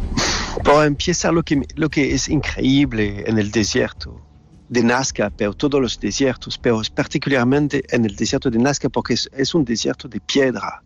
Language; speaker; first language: Spanish; non-native, fluent; French